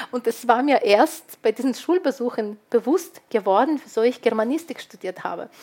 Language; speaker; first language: German; early bilingual, other home language; Ukrainian